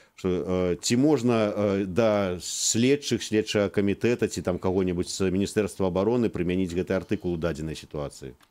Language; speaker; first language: Belarusian; native; Belarusian